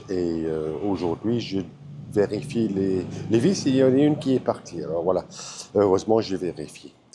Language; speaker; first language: French; non-native, fluent; English